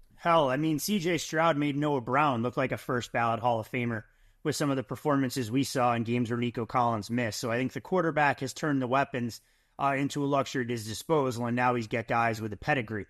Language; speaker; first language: English; native; English